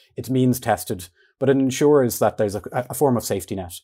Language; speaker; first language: English; native; English